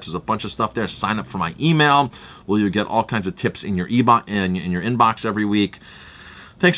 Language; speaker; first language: English; native; English